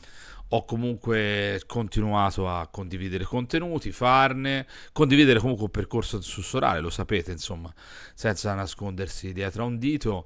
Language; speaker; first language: Italian; native; Italian